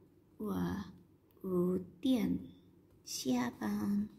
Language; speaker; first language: Chinese; non-native, learner; Vietnamese